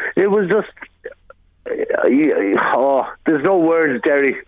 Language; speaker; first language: English; native; English